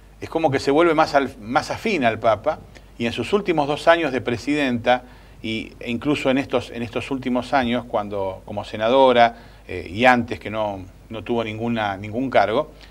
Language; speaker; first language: Spanish; native; Spanish